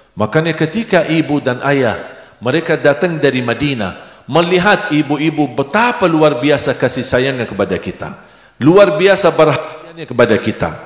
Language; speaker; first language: Indonesian; non-native, fluent; Arabic